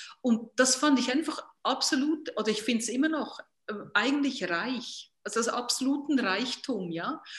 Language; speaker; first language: German; native; German